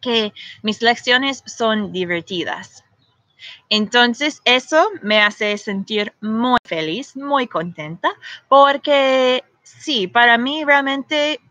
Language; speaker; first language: Spanish; non-native, fluent; English